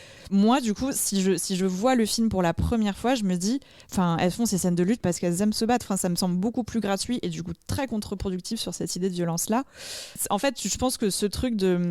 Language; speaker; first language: French; native; French